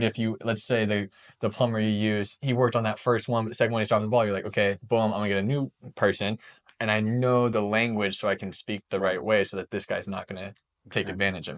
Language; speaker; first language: English; native; English